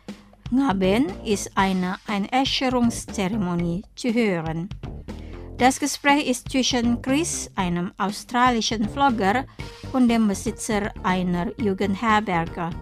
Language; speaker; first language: German; non-native, fluent; Indonesian